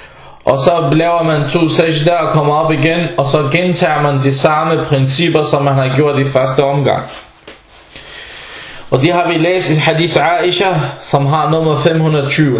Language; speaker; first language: Danish; early bilingual, other home language; Arabic